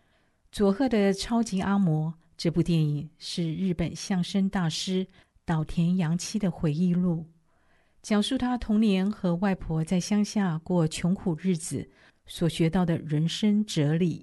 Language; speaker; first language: Chinese; native; Chinese